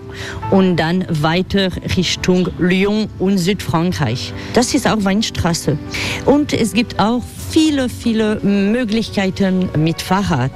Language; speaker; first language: German; non-native, fluent; French